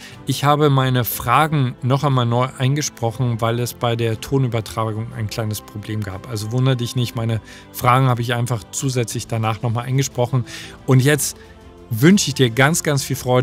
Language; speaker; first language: German; native; German